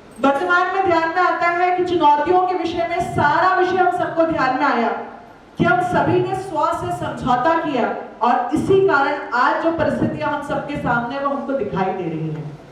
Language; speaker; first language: Hindi; native; Hindi